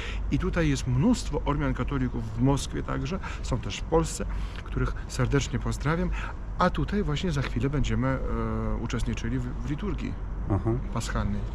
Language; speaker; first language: Polish; non-native, fluent; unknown